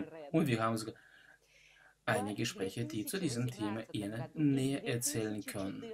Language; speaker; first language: German; non-native, fluent; Russian